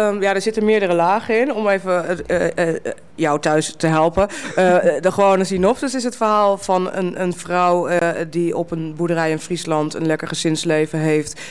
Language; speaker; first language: Dutch; native; Dutch